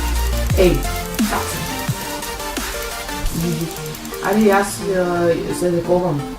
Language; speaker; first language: Bulgarian; native; Bulgarian